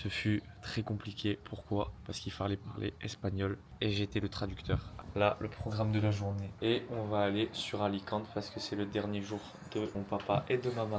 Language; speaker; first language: French; native; French